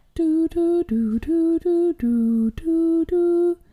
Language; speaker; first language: English; non-native, fluent; Norwegian